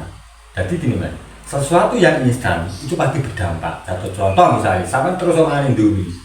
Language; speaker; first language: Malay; non-native, local second language; Javanese